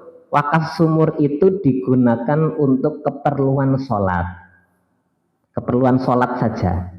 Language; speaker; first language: Indonesian; native; Indonesian